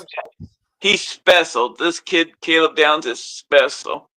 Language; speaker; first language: English; native; English